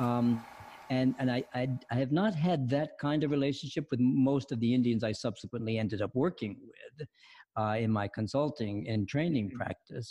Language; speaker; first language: English; native; English